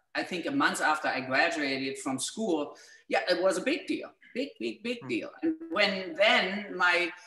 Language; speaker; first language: English; non-native, fluent; German